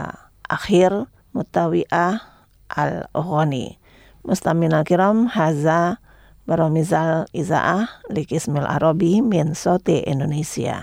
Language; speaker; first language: Arabic; non-native, learner; Indonesian